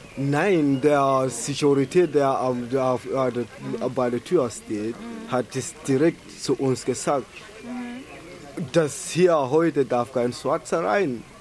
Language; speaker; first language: German; non-native, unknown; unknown